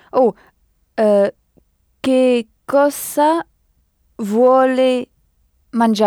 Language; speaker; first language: Italian; non-native, learner; French